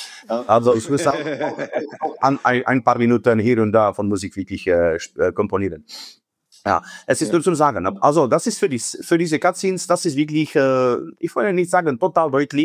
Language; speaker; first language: German; non-native, fluent; Czech